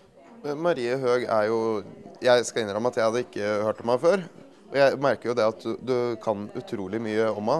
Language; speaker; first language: Norwegian; native; Norwegian